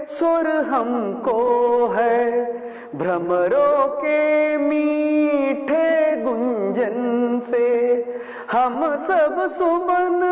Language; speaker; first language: Hindi; non-native, local second language; Malayalam